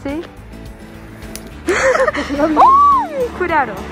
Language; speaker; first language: Spanish; non-native, learner; Vietnamese